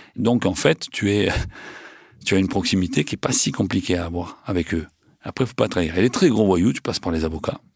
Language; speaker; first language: French; native; French